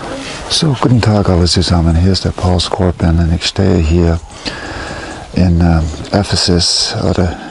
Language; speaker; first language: German; non-native, fluent; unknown